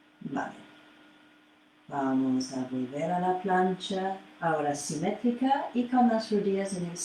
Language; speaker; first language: Spanish; non-native, fluent; English